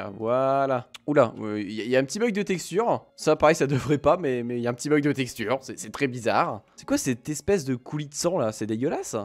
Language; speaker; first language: French; native; French